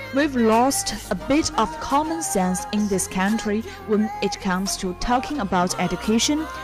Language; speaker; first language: English; non-native, fluent; Chinese